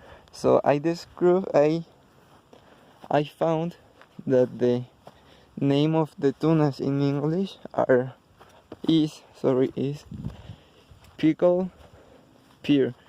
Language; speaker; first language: English; non-native, learner; Spanish